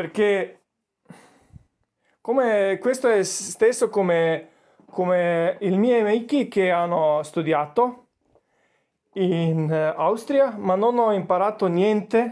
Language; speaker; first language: Italian; non-native, learner; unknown